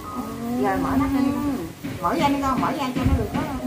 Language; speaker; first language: Vietnamese; native; Vietnamese